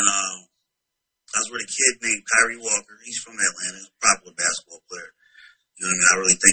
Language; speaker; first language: English; native; English